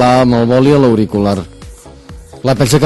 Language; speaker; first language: Catalan; native; Catalan